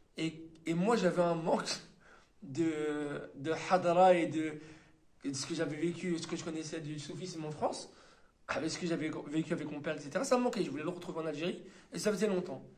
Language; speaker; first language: French; native; French